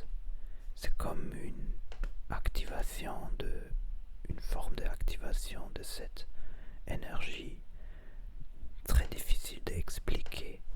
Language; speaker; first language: French; non-native, learner; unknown